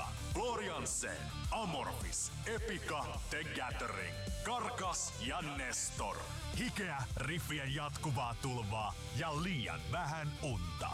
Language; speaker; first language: Finnish; native; Finnish